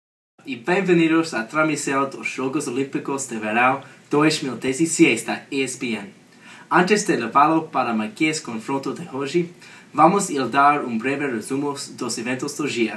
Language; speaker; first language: Portuguese; non-native, learner; English